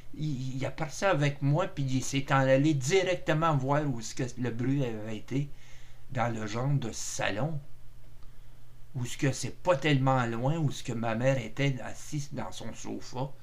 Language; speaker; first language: French; native; French